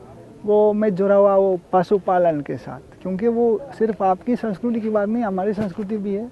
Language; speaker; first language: Hindi; non-native, learner; Italian